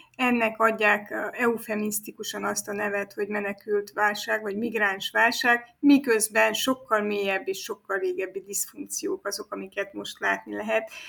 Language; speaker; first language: Hungarian; native; Hungarian